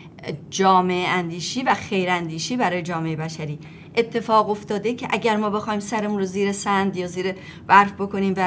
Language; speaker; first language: Persian; native; Persian